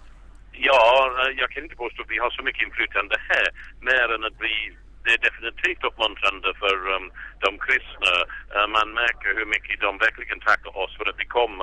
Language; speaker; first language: Swedish; non-native, fluent; English